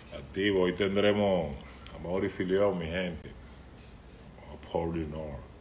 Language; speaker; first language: Spanish; native; Spanish